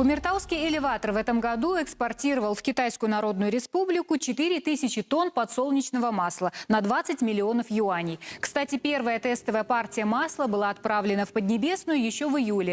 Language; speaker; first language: Russian; native; Russian